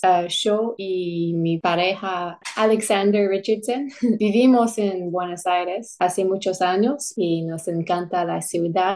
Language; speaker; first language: Spanish; non-native, fluent; English